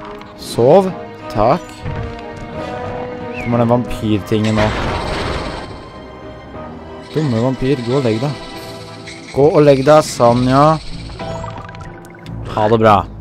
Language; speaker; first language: Norwegian; native; Norwegian